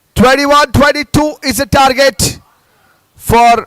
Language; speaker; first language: English; non-native, local second language; Kannada